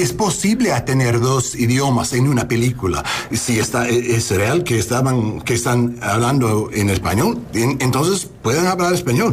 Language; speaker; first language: Spanish; non-native, learner; English